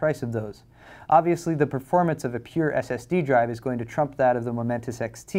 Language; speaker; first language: English; native; English